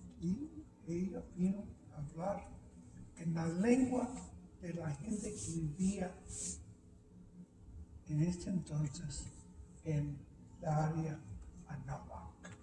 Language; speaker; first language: Spanish; early bilingual, heritage; Spanish